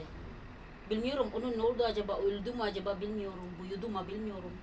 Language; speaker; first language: Turkish; non-native, learner; Filipino